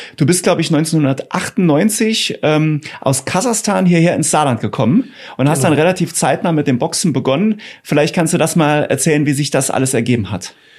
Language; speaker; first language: German; native; German